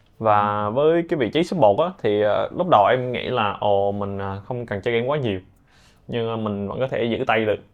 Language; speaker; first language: Vietnamese; native; Vietnamese